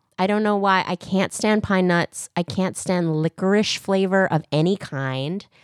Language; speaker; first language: English; early bilingual, other home language; Korean